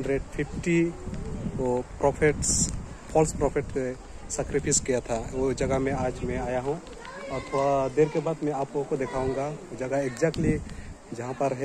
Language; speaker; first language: Hindi; non-native, local second language; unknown